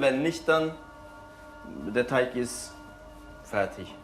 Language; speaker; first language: German; non-native, learner; Turkish